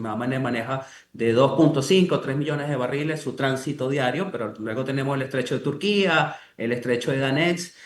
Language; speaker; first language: Spanish; native; Spanish